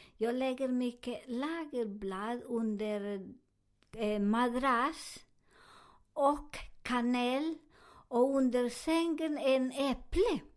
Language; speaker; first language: Swedish; non-native, learner; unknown